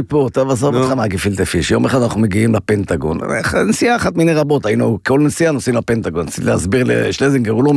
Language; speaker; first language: Hebrew; native; Hebrew